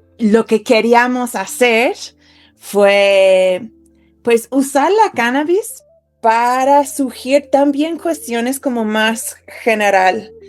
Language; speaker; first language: Spanish; non-native, fluent; English